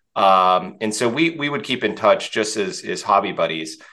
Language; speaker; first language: English; native; English